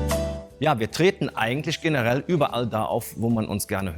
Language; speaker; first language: German; native; German